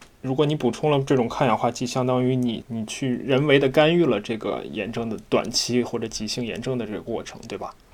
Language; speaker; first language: Chinese; native; Chinese